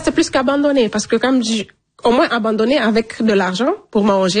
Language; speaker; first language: French; non-native, local second language; Fula